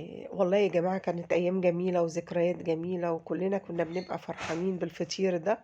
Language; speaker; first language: Arabic; native; Arabic